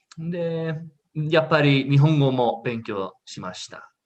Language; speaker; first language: Japanese; non-native, learner; English